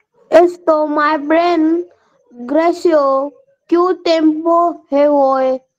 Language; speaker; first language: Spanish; non-native, learner; Marathi